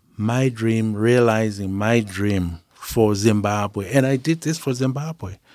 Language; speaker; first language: English; non-native, local second language; Shona